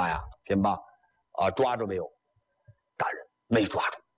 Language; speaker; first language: Chinese; native; Chinese